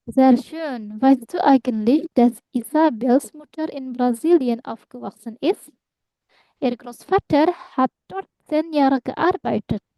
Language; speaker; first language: German; non-native, fluent; Indonesian